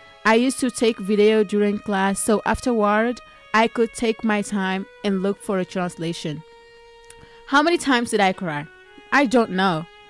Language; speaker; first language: English; non-native, fluent; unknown